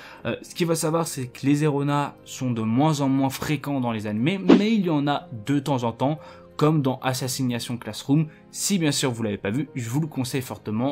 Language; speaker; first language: French; native; French